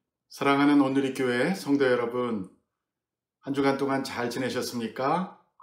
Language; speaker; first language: Korean; native; Korean